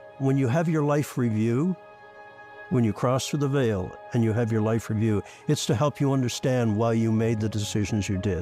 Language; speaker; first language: English; native; English